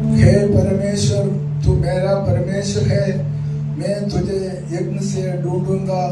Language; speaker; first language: Hindi; non-native, local second language; Malayalam